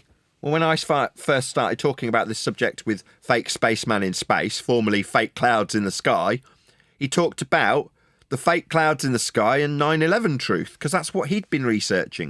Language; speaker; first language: English; native; English